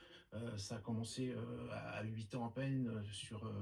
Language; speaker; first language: French; native; French